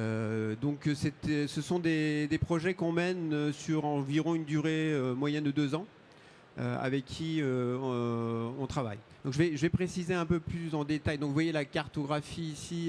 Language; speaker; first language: French; native; French